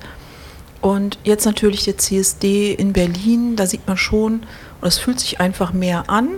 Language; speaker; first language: German; native; German